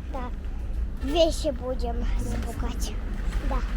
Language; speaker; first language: Russian; early bilingual, heritage; Russian